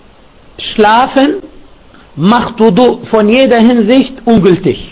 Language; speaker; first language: German; non-native, fluent; Arabic